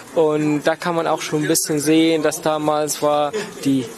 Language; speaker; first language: German; non-native, learner; Arabic